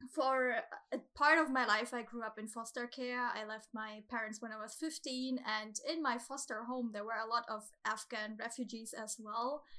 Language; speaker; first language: English; non-native, fluent; German